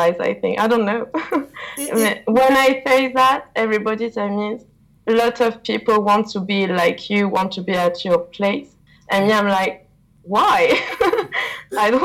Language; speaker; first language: English; non-native, learner; French